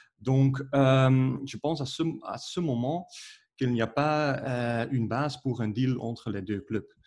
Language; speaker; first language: French; non-native, learner; Dutch